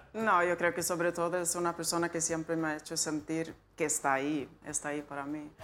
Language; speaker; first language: Spanish; non-native, fluent; Swedish